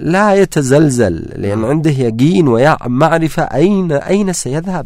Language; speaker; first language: Arabic; native; Arabic